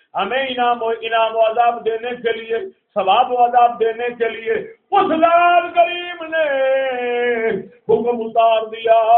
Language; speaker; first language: Urdu; non-native, local second language; Punjabi